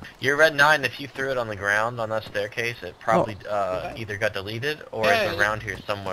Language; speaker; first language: English; native; English